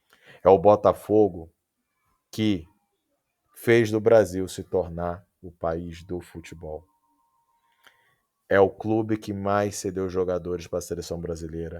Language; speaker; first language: Portuguese; native; Portuguese